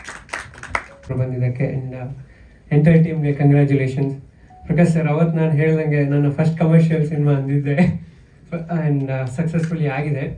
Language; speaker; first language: Kannada; native; Kannada